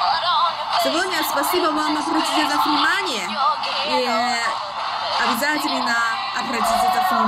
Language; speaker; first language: Russian; non-native, learner; Chinese